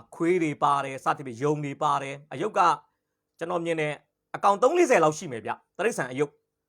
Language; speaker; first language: Burmese; native; Burmese